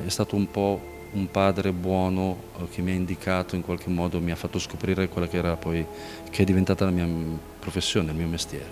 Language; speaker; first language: Italian; native; Italian